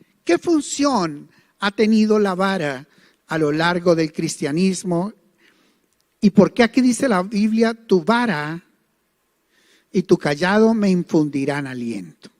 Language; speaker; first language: Spanish; native; Spanish